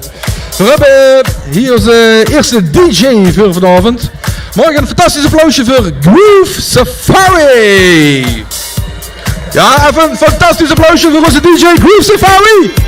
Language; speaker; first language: Dutch; native; Dutch